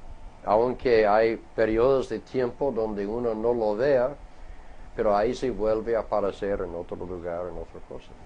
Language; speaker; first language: Spanish; non-native, fluent; English